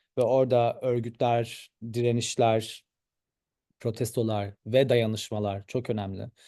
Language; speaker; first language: Turkish; early bilingual, heritage; Turkish